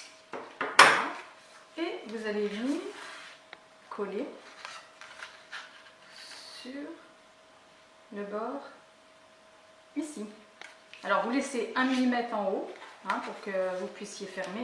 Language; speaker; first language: French; native; French